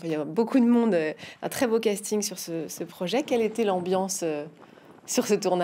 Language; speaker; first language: French; native; French